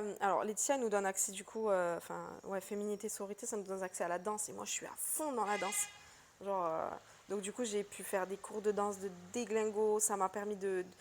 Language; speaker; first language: French; early bilingual, other home language; Portuguese